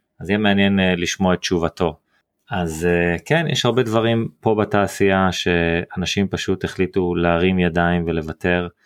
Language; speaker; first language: Hebrew; early bilingual, heritage; Hebrew